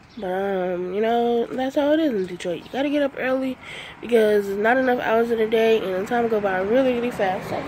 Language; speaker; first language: English; native; English